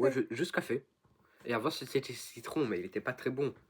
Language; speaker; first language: French; native; French